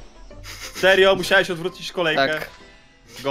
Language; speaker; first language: Polish; native; Polish